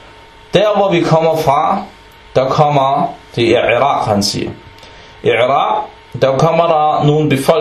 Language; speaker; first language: Danish; early bilingual, other home language; Arabic